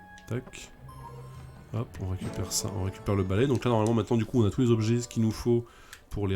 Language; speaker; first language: French; native; French